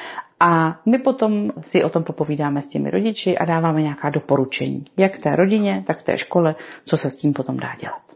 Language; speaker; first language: Czech; native; Czech